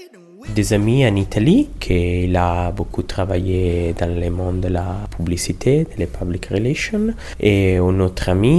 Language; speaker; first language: French; non-native, learner; Italian